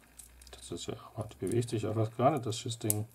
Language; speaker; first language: German; native; German